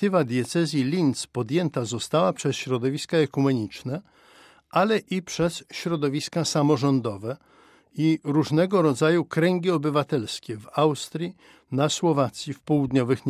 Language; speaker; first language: Polish; native; Polish